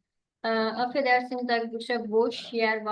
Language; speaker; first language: Turkish; non-native, fluent; Urdu